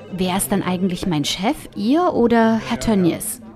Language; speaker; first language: German; non-native, fluent; Bulgarian